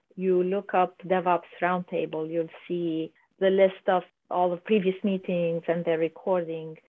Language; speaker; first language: English; non-native, fluent; Arabic